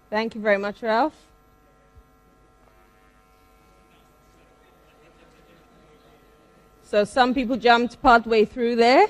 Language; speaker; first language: English; native; English